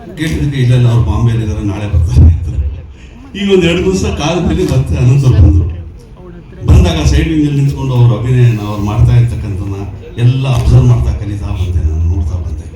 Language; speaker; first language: Kannada; native; Kannada